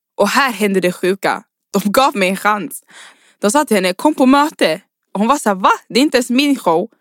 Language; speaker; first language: Swedish; early bilingual, other home language; Rundi